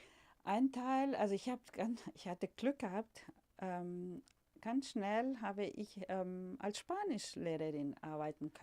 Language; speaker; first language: German; non-native, fluent; Spanish